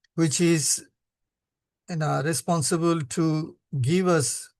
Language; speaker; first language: English; non-native, local second language; Hindi